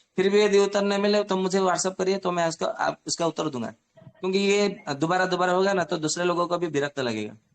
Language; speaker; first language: Hindi; non-native, local second language; Odia